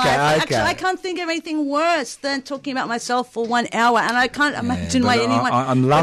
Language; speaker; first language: English; native; English